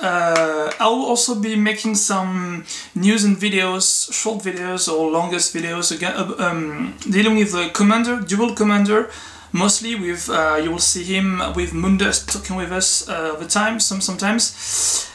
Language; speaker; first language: English; non-native, fluent; French